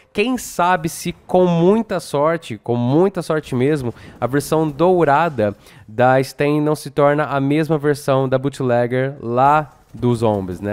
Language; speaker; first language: Portuguese; native; Portuguese